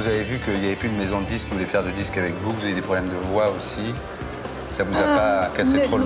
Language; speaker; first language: French; native; French